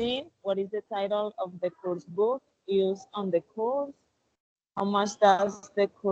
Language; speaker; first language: English; non-native, learner; Spanish